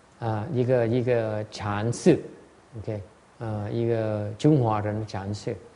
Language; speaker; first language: Chinese; non-native, learner; Vietnamese